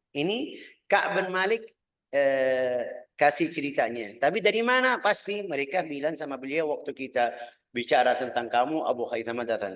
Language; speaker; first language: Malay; non-native, fluent; Arabic